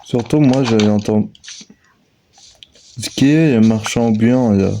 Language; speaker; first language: French; native; French